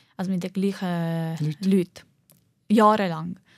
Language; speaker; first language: German; early bilingual, heritage; Arabic